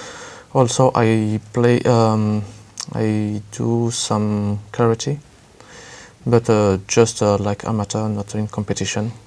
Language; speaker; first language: English; non-native, learner; French